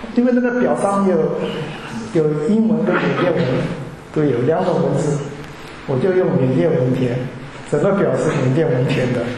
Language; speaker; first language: Chinese; early bilingual, heritage; Chinese